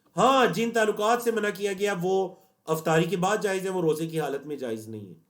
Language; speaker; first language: Urdu; native; Urdu